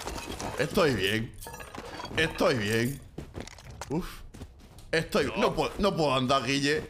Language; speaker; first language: Spanish; native; Spanish